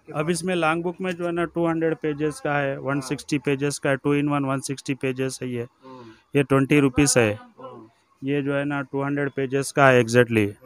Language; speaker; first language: Hindi; native; Hindi